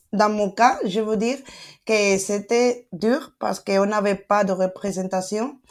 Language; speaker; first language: French; non-native, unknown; Spanish